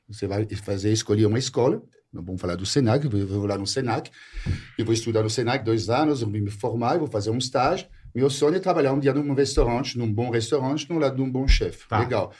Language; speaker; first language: Portuguese; non-native, fluent; French